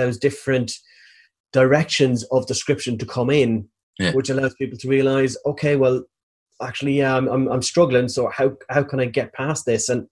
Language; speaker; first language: English; native; English